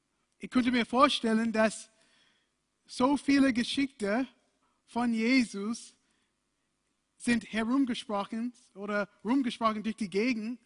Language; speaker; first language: German; non-native, fluent; English